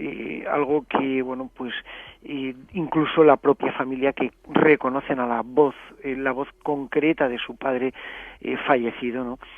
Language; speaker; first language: Spanish; native; Spanish